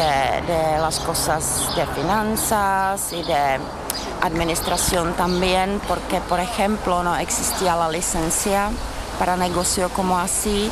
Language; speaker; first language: Spanish; non-native, fluent; Czech